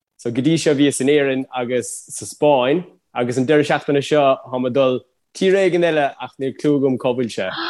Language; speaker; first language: Irish; native; Irish